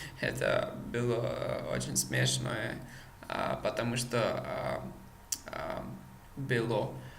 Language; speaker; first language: Russian; non-native, learner; Czech